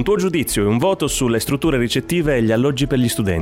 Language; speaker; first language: Italian; native; Italian